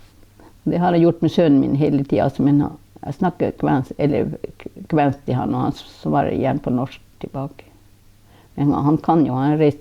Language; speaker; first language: Norwegian; non-native, local second language; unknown